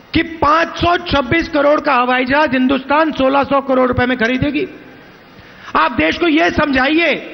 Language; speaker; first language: Hindi; native; Hindi